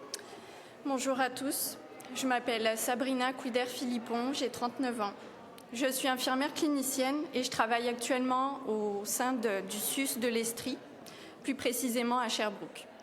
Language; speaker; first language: French; native; French